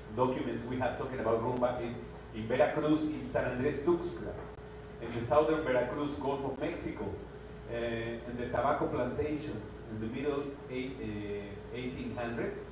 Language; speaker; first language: English; non-native, fluent; Spanish